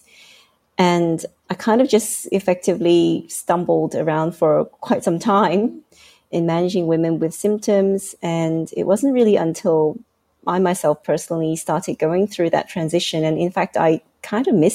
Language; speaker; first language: English; non-native, local second language; Cantonese